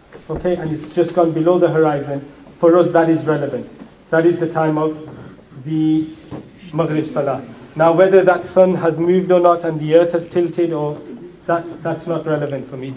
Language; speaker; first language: English; early bilingual, other home language; Urdu